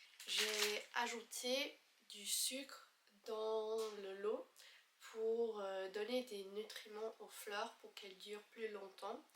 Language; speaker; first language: French; non-native, fluent; English